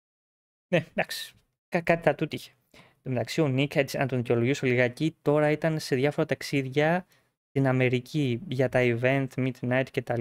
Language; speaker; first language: Greek; native; Greek